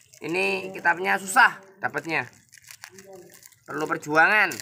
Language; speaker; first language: Indonesian; native; Indonesian